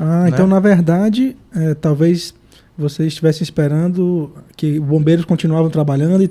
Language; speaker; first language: Portuguese; native; Portuguese